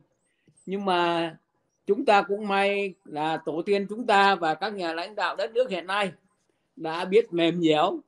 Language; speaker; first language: Vietnamese; native; Vietnamese